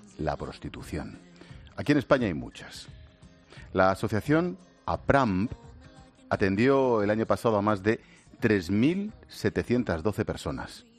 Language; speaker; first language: Spanish; native; Spanish